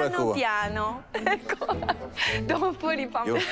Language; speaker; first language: Italian; non-native, fluent; Japanese